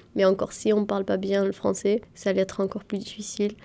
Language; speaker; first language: French; early bilingual, other home language; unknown